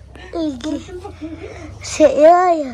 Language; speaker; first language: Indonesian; non-native, local second language; Javanese